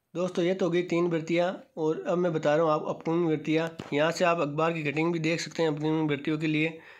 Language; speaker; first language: Hindi; native; Hindi